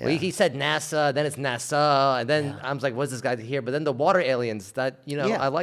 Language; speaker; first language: English; native; English